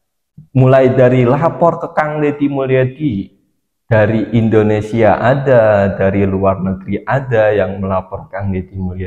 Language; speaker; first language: Indonesian; native; Indonesian